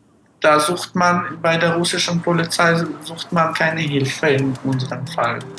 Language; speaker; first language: German; non-native, fluent; Russian